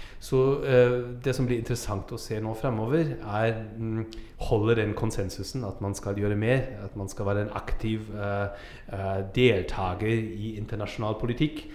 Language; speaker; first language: Norwegian; non-native, fluent; German